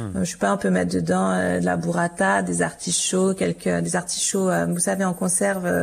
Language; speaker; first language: French; native; French